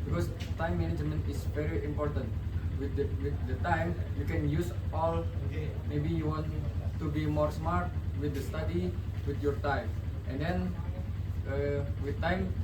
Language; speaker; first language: English; non-native, learner; Indonesian